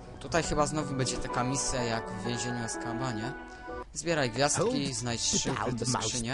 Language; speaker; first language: Polish; native; Polish